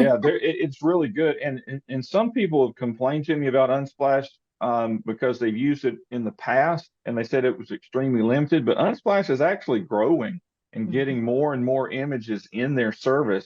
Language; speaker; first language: English; native; English